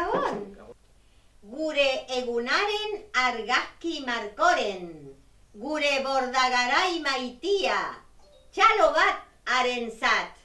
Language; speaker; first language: Basque; non-native, learner; Spanish